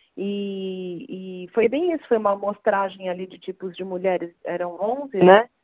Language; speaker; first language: Portuguese; native; Portuguese